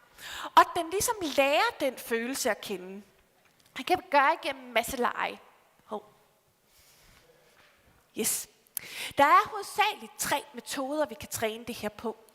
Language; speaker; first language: Danish; native; Danish